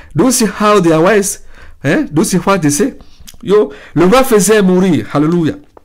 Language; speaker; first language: English; non-native, fluent; Ewe